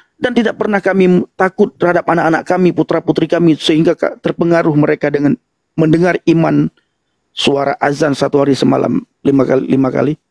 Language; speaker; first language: Indonesian; non-native, local second language; Achinese